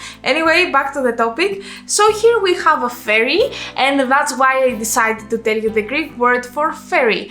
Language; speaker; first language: English; non-native, fluent; Greek